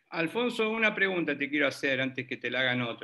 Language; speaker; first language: Spanish; native; Spanish